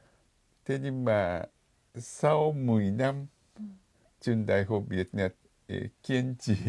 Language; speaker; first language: Vietnamese; non-native, fluent; Japanese